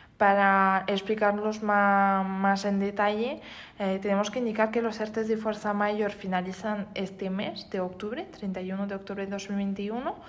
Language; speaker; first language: Spanish; non-native, fluent; French